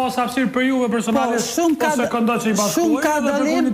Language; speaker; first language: Albanian; native; Albanian